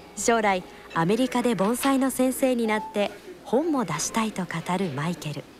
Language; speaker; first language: Japanese; native; Japanese